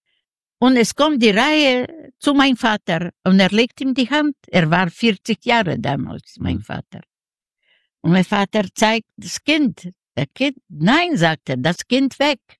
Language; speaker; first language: German; non-native, learner; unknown